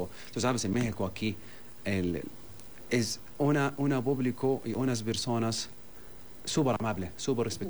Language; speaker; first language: Spanish; non-native, learner; Arabic